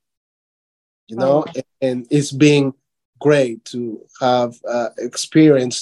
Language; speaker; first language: English; non-native, fluent; Spanish